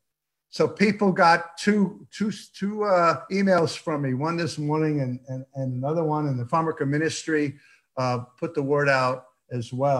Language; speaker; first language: English; early bilingual, other home language; Yiddish